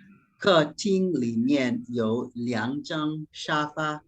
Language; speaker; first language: Chinese; non-native, learner; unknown